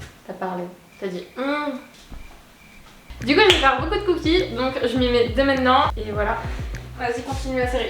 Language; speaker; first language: French; native; French